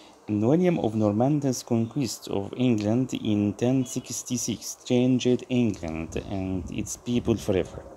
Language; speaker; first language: English; non-native, fluent; Arabic